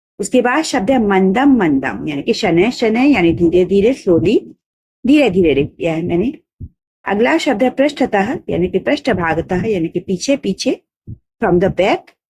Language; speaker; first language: Hindi; native; Hindi